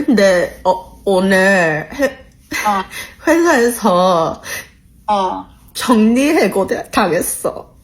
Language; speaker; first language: Korean; early bilingual, heritage; Korean